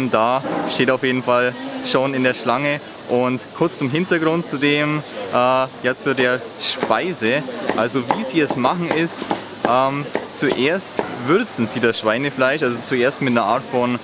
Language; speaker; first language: German; native; German